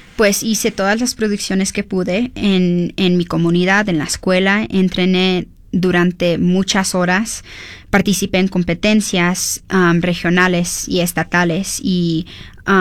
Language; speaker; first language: Spanish; early bilingual, heritage; Spanish